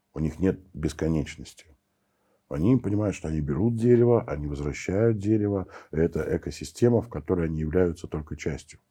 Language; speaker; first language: Russian; native; Russian